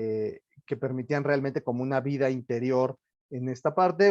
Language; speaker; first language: Spanish; native; Spanish